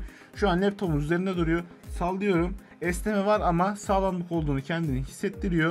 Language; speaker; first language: Turkish; native; Turkish